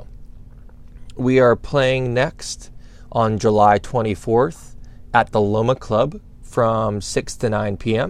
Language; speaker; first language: English; native; English